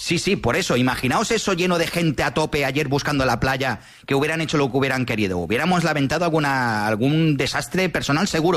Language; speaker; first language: Spanish; native; Spanish